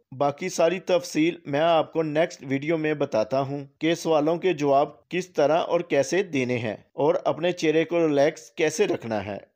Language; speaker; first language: Urdu; non-native, local second language; Punjabi